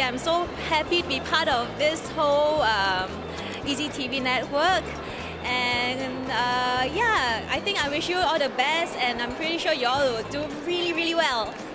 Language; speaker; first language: English; non-native, local second language; Chinese